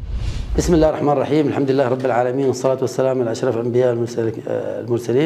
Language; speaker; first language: Arabic; native; Arabic